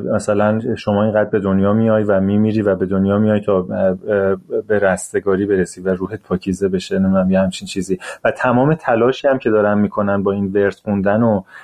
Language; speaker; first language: Persian; native; Persian